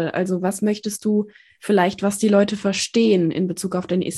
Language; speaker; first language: German; native; German